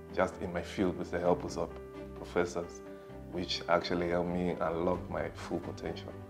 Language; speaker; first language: English; non-native, fluent; Portuguese